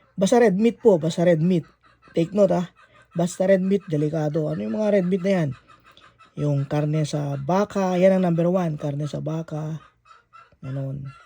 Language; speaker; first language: Filipino; non-native, local second language; Iloko